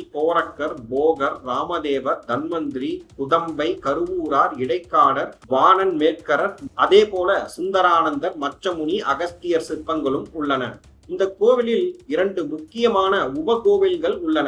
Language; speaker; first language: Tamil; native; Tamil